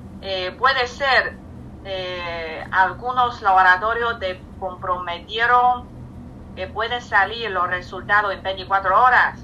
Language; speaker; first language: Spanish; non-native, fluent; Chinese